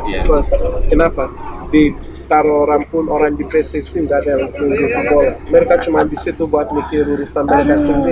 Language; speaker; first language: Indonesian; non-native, fluent; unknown